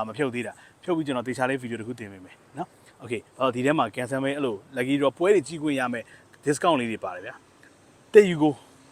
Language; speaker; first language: Burmese; native; Burmese